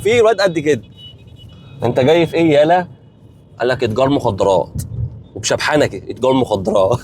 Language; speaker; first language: Arabic; native; Arabic